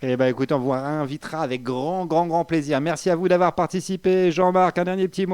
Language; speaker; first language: French; native; French